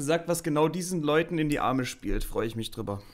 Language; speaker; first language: German; native; German